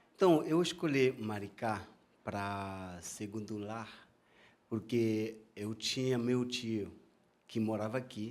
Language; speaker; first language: Portuguese; non-native, fluent; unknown